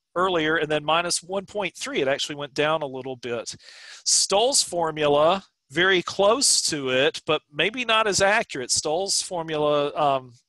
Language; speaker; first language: English; native; English